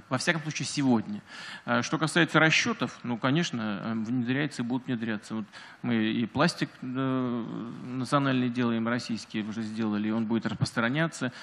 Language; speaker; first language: Russian; native; Russian